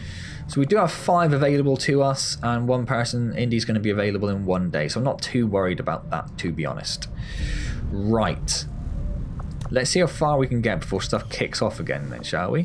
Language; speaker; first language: English; native; English